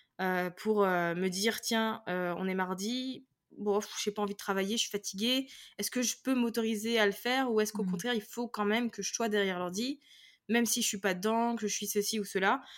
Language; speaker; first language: French; native; French